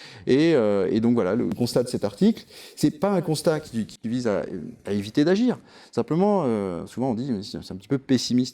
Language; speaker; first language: French; native; French